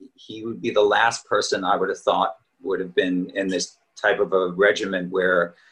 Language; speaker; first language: English; native; English